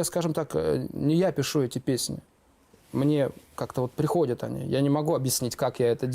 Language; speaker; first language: Russian; native; Russian